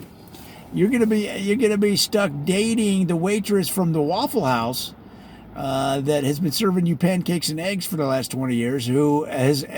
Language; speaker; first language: English; native; English